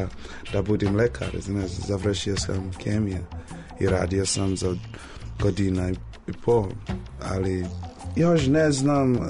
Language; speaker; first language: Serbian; non-native, learner; English